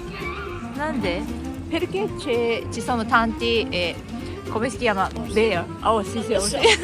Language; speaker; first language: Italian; non-native, learner; Japanese